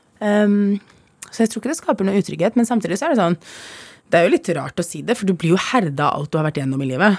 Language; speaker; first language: Norwegian; early bilingual, other home language; Arabic